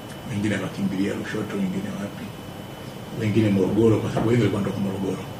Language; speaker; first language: Swahili; native; Swahili